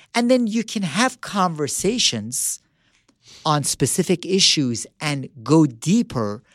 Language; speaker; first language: English; early bilingual, other home language; Persian